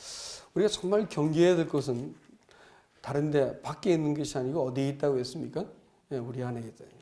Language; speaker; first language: Korean; native; Korean